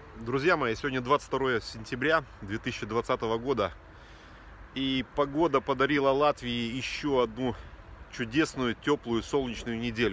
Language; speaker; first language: Russian; native; Russian